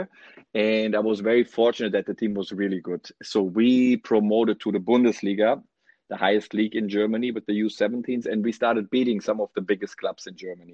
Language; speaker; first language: English; non-native, fluent; German